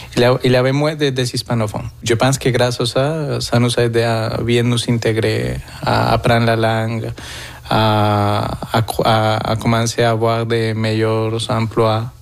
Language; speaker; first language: French; non-native, fluent; Spanish